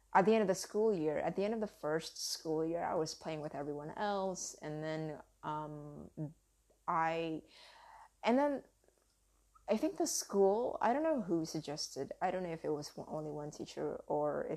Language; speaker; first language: English; early bilingual, other home language; Indonesian